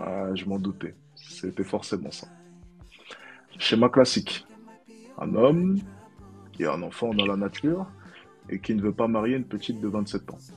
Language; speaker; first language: French; native; French